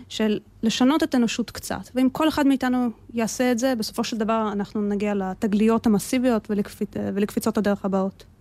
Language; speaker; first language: Hebrew; early bilingual, other home language; Russian